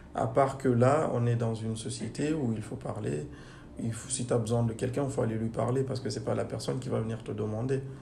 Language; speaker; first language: French; non-native, local second language; Fula